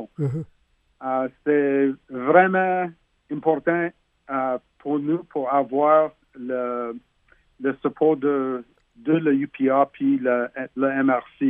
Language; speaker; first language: French; non-native, learner; English